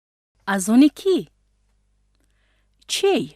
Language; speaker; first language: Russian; non-native, fluent; Tajik